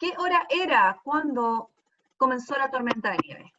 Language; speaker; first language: Spanish; non-native, fluent; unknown